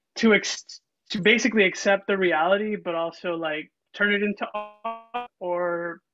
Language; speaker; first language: English; early bilingual, other home language; Spanish